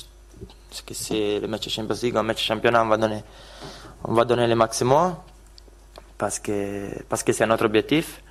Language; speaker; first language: French; non-native, fluent; Italian